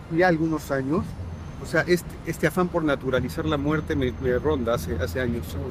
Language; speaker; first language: Spanish; native; Spanish